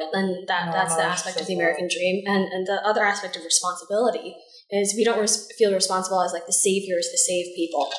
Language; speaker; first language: English; native; English